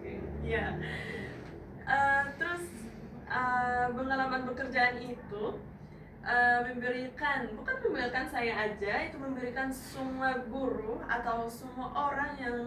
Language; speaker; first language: Indonesian; non-native, fluent; Arabic